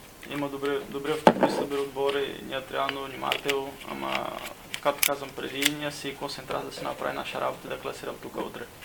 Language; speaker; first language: Bulgarian; non-native, learner; Portuguese